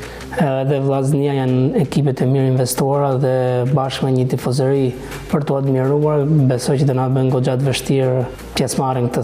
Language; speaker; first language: Albanian; native; Albanian